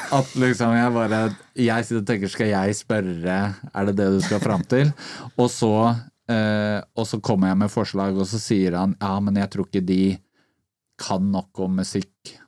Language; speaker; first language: Norwegian; native; Norwegian